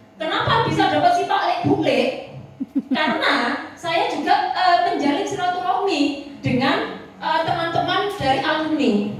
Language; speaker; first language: Indonesian; native; Indonesian